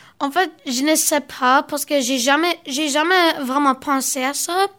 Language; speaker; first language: French; early bilingual, other home language; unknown